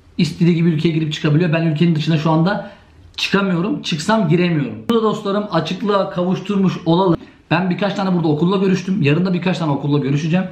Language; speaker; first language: Turkish; native; Turkish